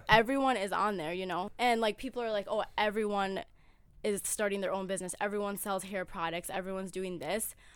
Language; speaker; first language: English; early bilingual, other home language; Amharic